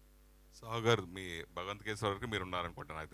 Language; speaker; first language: Telugu; native; Telugu